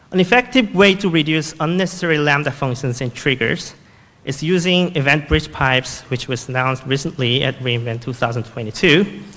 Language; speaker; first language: English; non-native, fluent; Korean